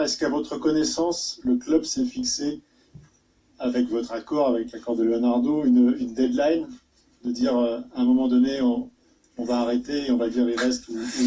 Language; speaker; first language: French; native; French